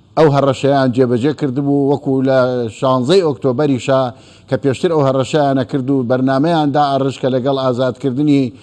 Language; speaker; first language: Central Kurdish; native; Central Kurdish